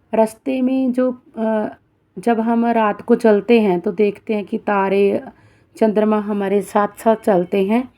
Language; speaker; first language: Hindi; non-native, local second language; Punjabi